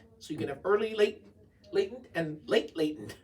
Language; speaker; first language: English; native; English